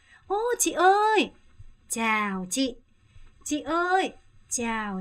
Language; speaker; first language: Vietnamese; non-native, fluent; Korean